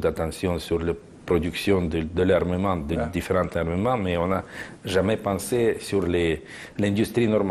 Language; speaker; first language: French; non-native, fluent; Russian